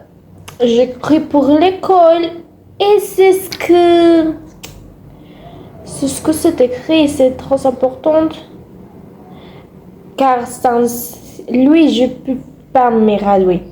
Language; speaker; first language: French; non-native, learner; Spanish